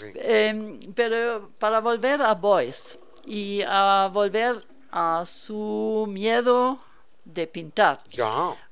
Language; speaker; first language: Spanish; non-native, fluent; German